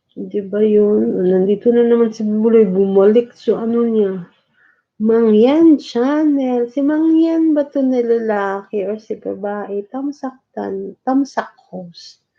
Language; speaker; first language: Filipino; non-native, local second language; Cebuano